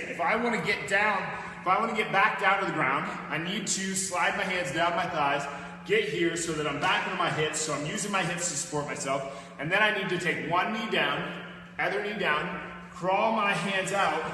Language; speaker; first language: English; native; English